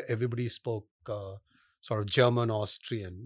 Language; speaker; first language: English; non-native, local second language; Hindi